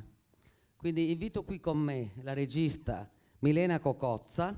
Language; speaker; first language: Italian; native; Italian